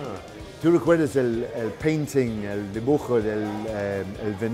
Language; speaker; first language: Spanish; non-native, learner; English